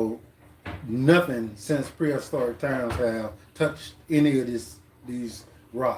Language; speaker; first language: English; native; English